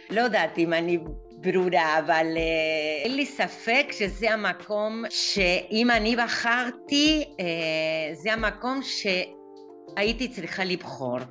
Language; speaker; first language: Hebrew; non-native, fluent; Russian